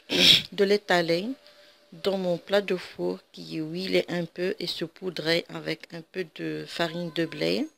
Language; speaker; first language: French; non-native, local second language; Arabic